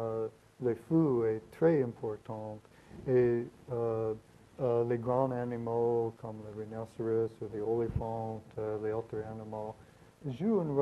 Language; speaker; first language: French; non-native, learner; English